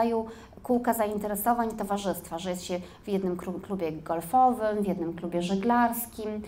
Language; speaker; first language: Polish; native; Polish